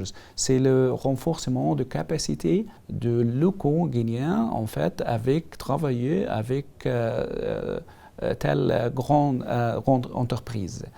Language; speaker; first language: French; non-native, learner; Arabic